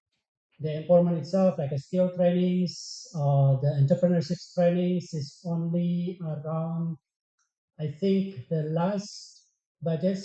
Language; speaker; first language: English; non-native, fluent; Indonesian